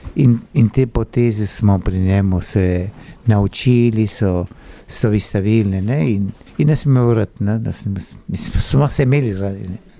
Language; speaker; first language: Slovenian; early bilingual, heritage; Slovenian